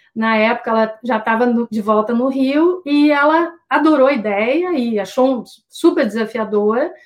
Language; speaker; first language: Portuguese; native; Portuguese